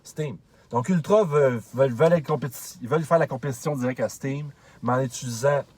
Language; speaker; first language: French; native; French